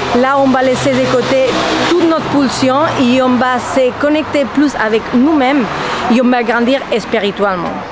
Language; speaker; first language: French; non-native, fluent; Spanish